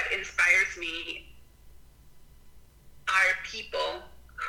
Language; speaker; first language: English; non-native, fluent; Spanish